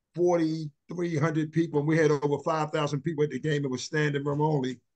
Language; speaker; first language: English; native; English